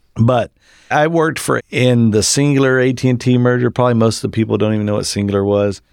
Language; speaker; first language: English; native; English